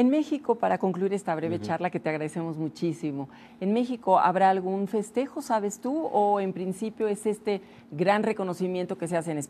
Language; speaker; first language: Spanish; native; Spanish